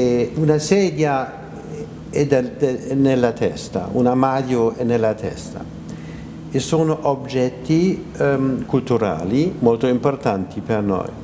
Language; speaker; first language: Italian; non-native, fluent; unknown